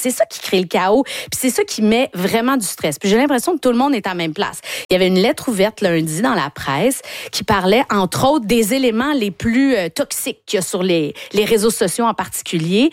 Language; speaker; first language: French; native; French